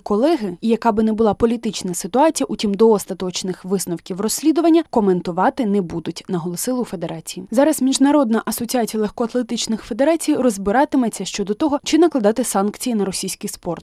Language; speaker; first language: Ukrainian; native; Ukrainian